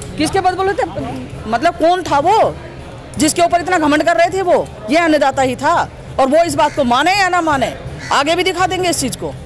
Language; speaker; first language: Hindi; native; Hindi